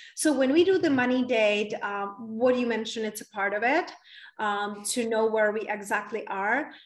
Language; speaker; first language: English; non-native, fluent; Czech